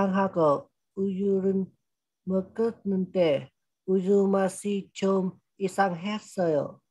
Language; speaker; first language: Korean; non-native, learner; Vietnamese